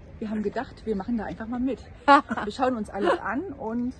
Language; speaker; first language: German; native; German